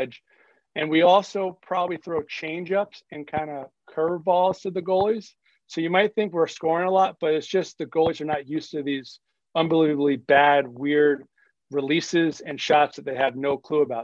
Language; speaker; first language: English; native; English